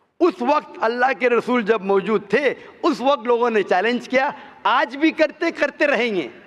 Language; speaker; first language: Hindi; non-native, local second language; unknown